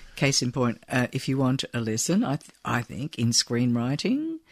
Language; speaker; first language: English; native; English